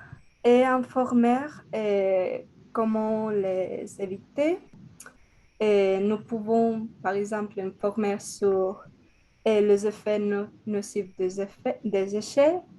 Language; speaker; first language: French; non-native, learner; Spanish